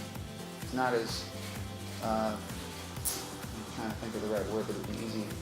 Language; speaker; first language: English; native; English